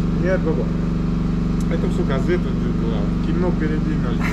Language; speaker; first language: Russian; non-native, fluent; Georgian